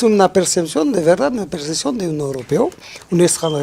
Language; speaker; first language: Spanish; non-native, fluent; French